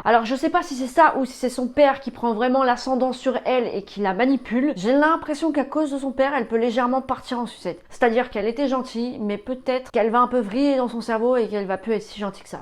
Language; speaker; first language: French; native; French